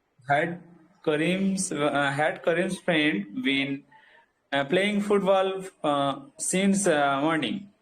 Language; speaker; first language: English; non-native, local second language; Bangla